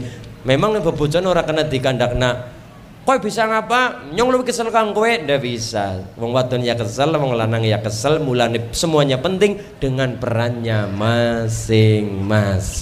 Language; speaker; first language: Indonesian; non-native, local second language; Javanese